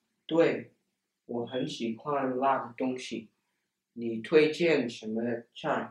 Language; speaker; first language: Chinese; non-native, learner; English